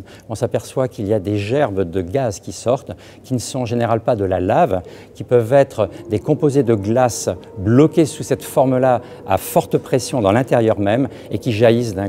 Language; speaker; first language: French; native; French